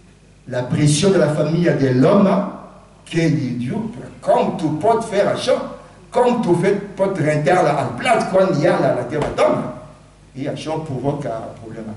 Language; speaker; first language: Catalan; non-native, fluent; Lingala